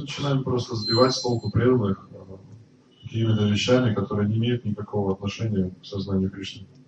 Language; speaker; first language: Russian; native; Russian